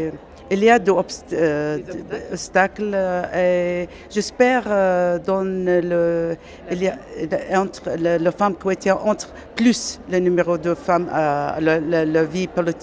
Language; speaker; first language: French; non-native, learner; Arabic